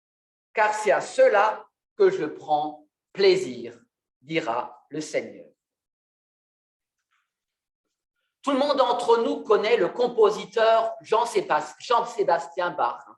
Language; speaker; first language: French; native; French